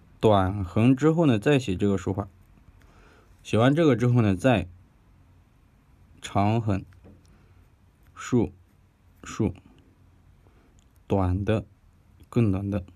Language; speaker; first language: Chinese; native; Chinese